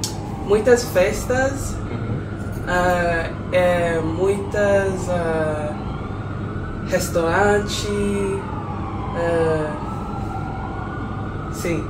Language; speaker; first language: Portuguese; non-native, learner; English